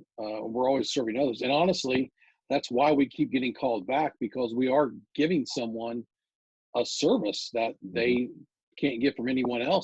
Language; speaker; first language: English; native; English